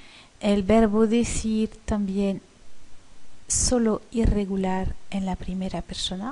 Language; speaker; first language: Spanish; non-native, fluent; French